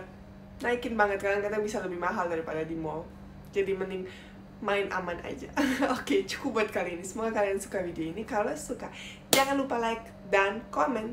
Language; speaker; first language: Indonesian; non-native, fluent; Bosnian